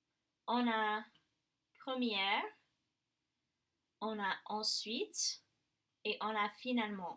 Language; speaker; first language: French; non-native, fluent; English